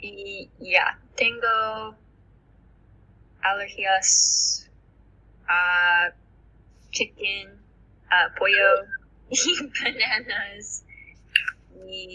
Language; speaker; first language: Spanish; non-native, learner; English